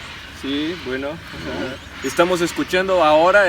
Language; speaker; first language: Spanish; non-native, learner; Portuguese